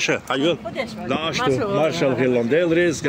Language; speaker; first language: Russian; non-native, local second language; Chechen